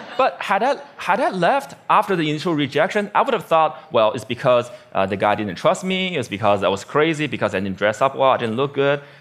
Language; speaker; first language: English; non-native, fluent; Chinese